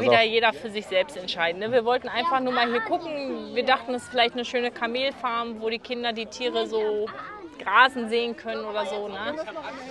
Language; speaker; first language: German; native; German